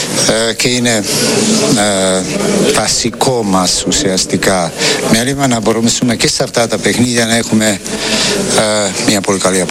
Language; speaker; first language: Greek; non-native, fluent; Serbian